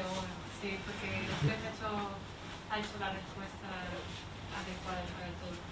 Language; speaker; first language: Spanish; native; Spanish